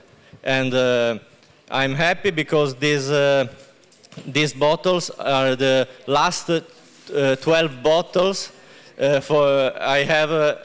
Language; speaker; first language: English; non-native, learner; Italian